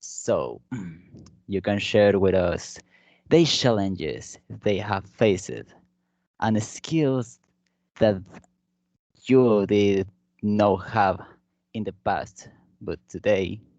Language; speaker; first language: English; non-native, learner; Spanish